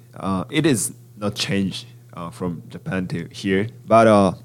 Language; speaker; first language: English; non-native, learner; Japanese